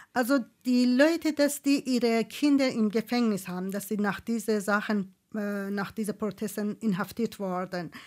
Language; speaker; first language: German; non-native, fluent; Persian